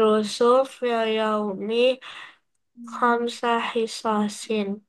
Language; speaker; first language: Arabic; non-native, learner; Indonesian